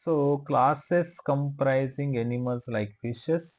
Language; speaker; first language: English; non-native, local second language; Telugu